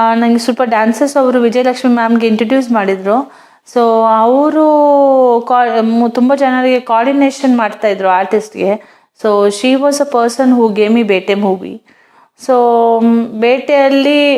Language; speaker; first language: Kannada; non-native, fluent; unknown